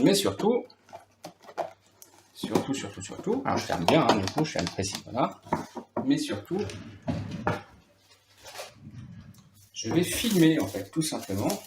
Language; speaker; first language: French; native; French